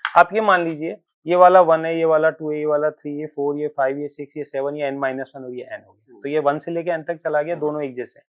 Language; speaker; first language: Hindi; native; Hindi